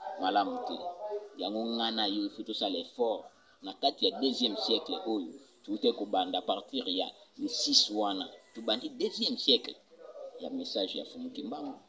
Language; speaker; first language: Lingala; non-native, local second language; Kongo